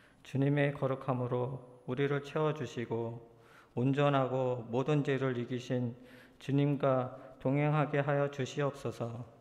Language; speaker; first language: Korean; native; Korean